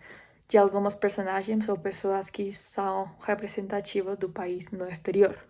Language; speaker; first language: Portuguese; non-native, fluent; Spanish